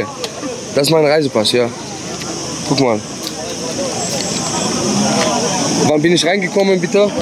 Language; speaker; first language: German; non-native, learner; Arabic